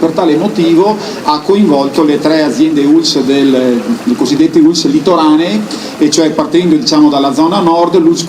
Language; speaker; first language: Italian; native; Italian